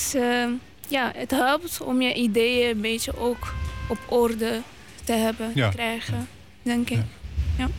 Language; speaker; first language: Dutch; non-native, local second language; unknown